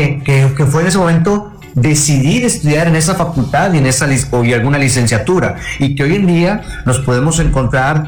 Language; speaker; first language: Spanish; native; Spanish